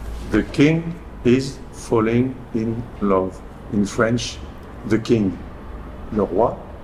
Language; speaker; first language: English; non-native, learner; French